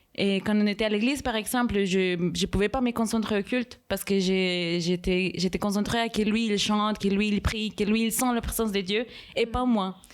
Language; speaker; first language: French; non-native, fluent; Spanish